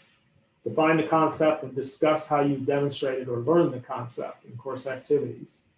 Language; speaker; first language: English; native; English